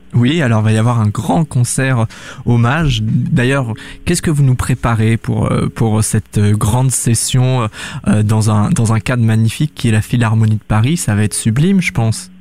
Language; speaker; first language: French; native; French